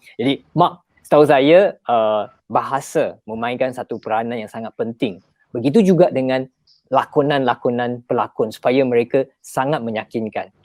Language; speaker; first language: Malay; non-native, local second language; Chinese